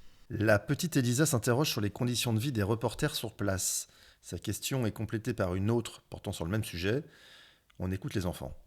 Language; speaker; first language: French; native; French